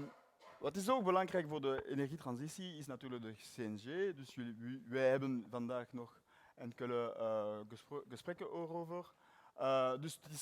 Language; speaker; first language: Dutch; non-native, learner; French